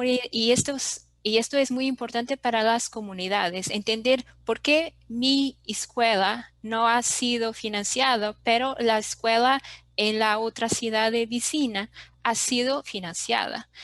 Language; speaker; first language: Spanish; non-native, fluent; Portuguese